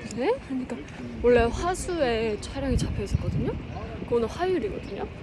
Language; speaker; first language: Korean; non-native, fluent; Mongolian